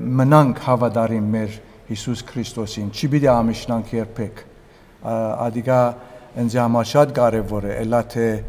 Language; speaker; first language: Armenian; early bilingual, heritage; Armenian